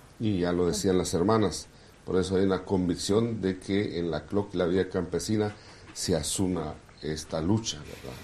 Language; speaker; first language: Spanish; non-native, local second language; Kʼicheʼ